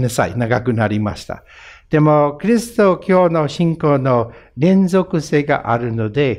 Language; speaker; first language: Japanese; non-native, fluent; English